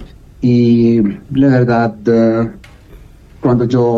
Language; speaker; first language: Spanish; non-native, learner; Arabic